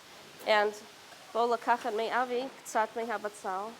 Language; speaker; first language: Hebrew; non-native, learner; English